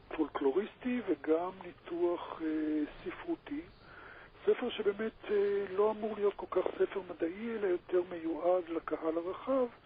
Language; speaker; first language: Hebrew; native; Hebrew